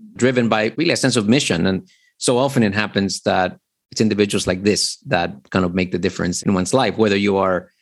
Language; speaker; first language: English; early bilingual, other home language; Spanish